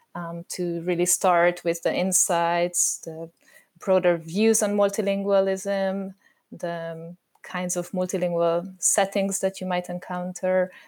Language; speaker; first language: English; non-native, fluent; Hungarian